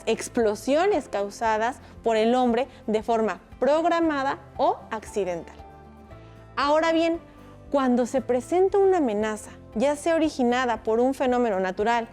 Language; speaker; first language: Spanish; native; Spanish